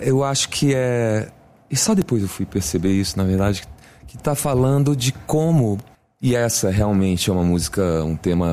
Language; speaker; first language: Portuguese; native; Portuguese